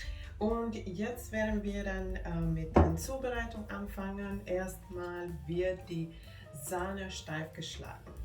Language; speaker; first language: German; non-native, fluent; Finnish